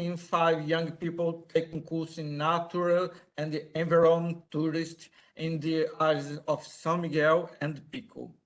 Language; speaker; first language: English; non-native, learner; Portuguese